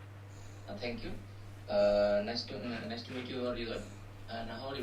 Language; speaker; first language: English; non-native, learner; Bangla